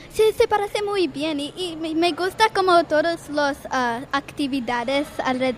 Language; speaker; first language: Spanish; non-native, learner; English